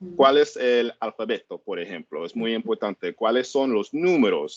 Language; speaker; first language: Spanish; non-native, learner; English